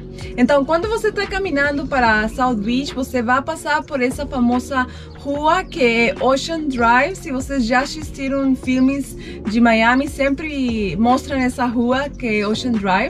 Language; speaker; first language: Portuguese; non-native, fluent; Spanish